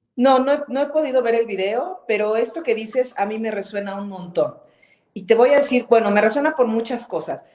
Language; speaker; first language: Spanish; native; Spanish